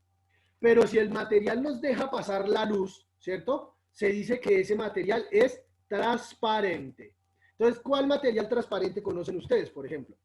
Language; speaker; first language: Spanish; native; Spanish